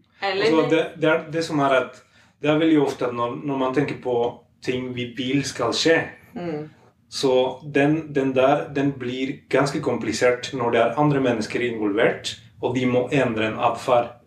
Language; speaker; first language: Norwegian; non-native, fluent; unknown